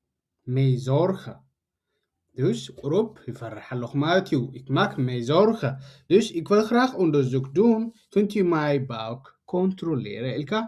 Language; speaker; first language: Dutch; non-native, learner; Tigrinya